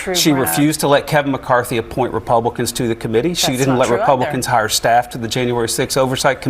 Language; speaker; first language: English; native; English